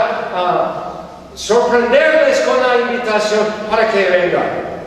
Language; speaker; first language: Spanish; non-native, fluent; English